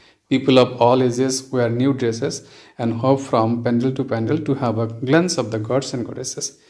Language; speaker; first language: English; non-native, local second language; Bangla